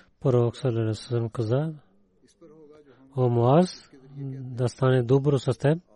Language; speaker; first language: Bulgarian; non-native, fluent; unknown